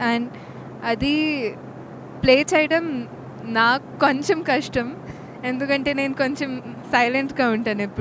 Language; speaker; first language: Telugu; non-native, local second language; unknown